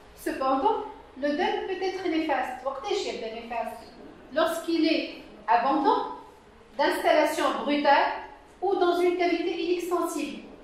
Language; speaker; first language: French; non-native, local second language; Arabic